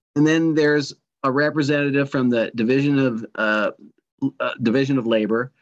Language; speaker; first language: English; native; English